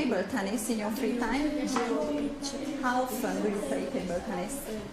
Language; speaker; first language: English; non-native, fluent; Hungarian